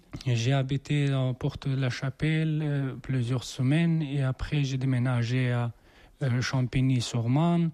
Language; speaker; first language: French; non-native, learner; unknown